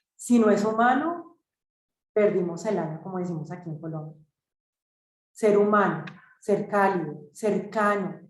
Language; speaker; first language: Spanish; native; Spanish